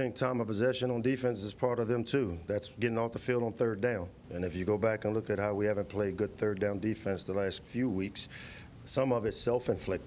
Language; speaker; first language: English; native; English